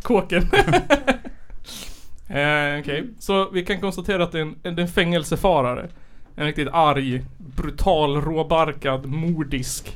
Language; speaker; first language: Swedish; native; Swedish